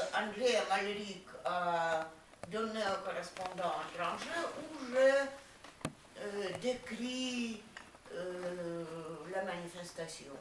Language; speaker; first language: French; non-native, fluent; Russian